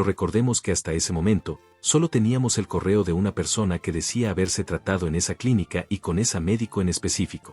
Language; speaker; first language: Spanish; native; Spanish